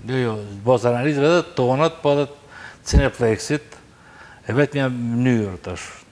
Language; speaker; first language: Albanian; native; Albanian